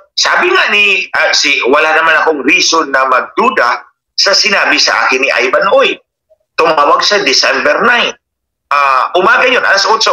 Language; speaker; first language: Filipino; non-native, local second language; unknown